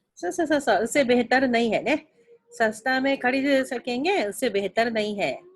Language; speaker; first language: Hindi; non-native, fluent; Japanese